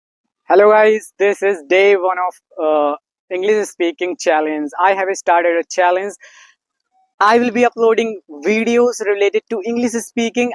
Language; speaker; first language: English; non-native, learner; Hindi